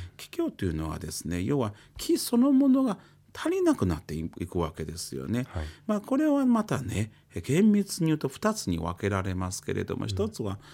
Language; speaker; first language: Japanese; native; Japanese